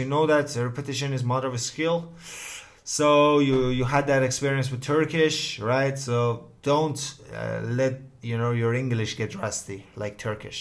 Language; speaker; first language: English; non-native, fluent; Persian